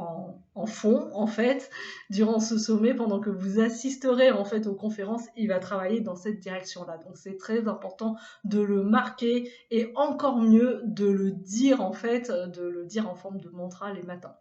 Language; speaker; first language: French; native; French